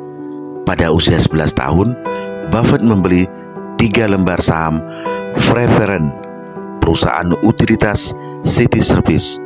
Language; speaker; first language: Indonesian; native; Indonesian